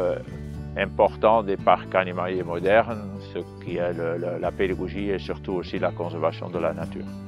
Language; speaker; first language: French; non-native, fluent; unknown